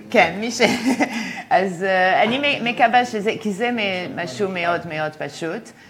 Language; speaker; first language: Hebrew; non-native, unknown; French